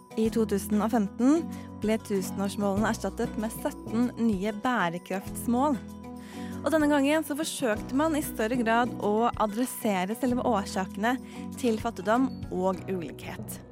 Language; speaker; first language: Norwegian; native; Norwegian